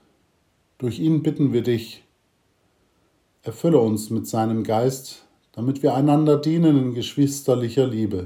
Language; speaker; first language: German; native; German